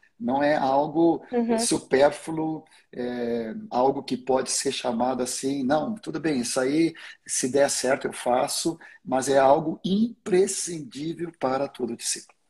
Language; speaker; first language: Portuguese; non-native, fluent; Swedish